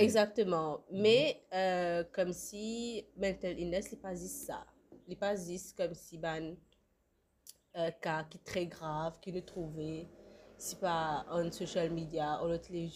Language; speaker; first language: French; non-native, local second language; Morisyen